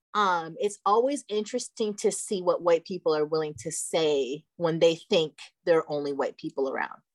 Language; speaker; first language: English; early bilingual, other home language; Portuguese